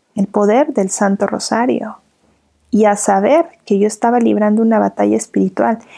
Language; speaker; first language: Spanish; native; Spanish